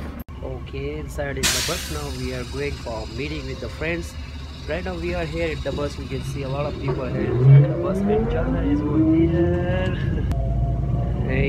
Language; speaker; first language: English; non-native, local second language; Urdu